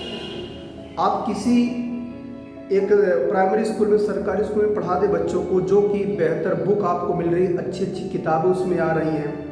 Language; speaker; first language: Hindi; native; Hindi